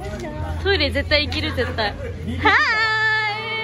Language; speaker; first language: Japanese; native; Japanese